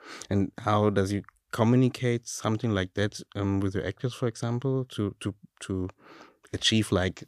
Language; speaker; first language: English; non-native, fluent; German